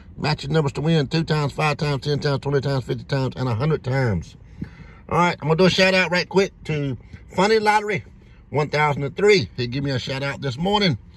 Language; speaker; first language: English; native; English